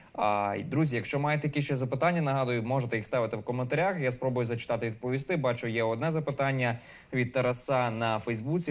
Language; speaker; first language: Ukrainian; native; Ukrainian